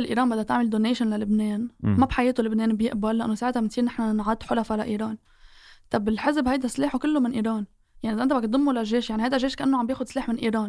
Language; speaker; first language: Arabic; native; Arabic